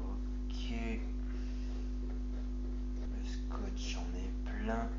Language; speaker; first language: French; native; French